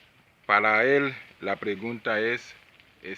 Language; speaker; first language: Spanish; non-native, learner; Haitian Creole